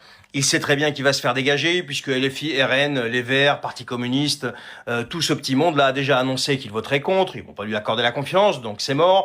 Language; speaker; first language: French; native; French